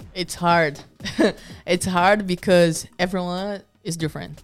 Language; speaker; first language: English; non-native, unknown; Portuguese